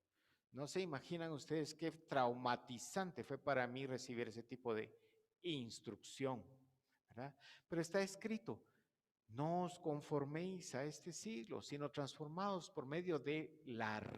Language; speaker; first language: Spanish; native; Spanish